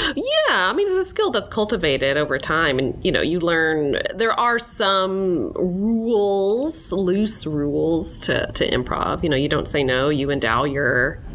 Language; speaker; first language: English; native; English